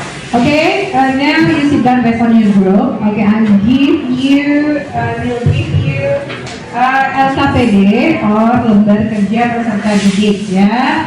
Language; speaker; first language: English; non-native, learner; Indonesian